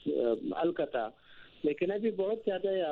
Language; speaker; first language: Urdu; non-native, fluent; Pashto